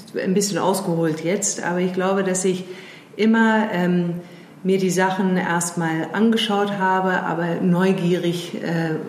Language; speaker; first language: German; early bilingual, heritage; German